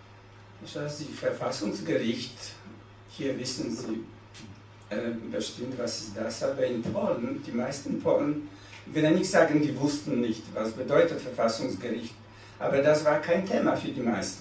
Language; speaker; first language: German; non-native, fluent; Polish